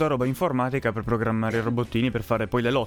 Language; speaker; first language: Italian; native; Italian